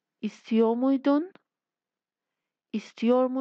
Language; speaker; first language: Turkish; non-native, fluent; Persian